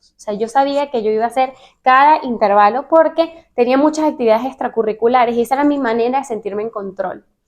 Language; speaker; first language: Spanish; native; Spanish